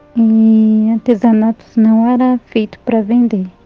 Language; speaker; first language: Portuguese; non-native, local second language; Guarani